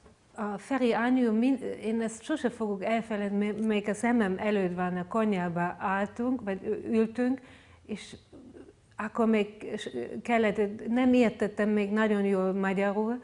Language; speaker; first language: Hungarian; non-native, fluent; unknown